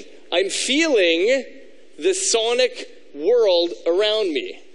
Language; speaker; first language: English; native; English